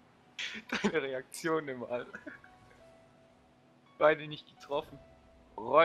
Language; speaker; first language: German; native; German